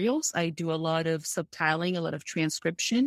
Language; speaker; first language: English; non-native, fluent; Portuguese